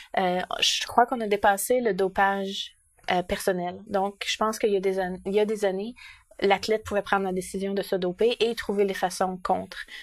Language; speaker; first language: French; native; French